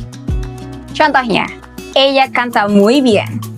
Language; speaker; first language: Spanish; non-native, fluent; Indonesian